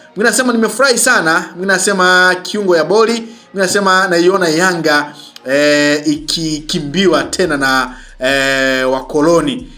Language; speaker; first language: Swahili; native; Swahili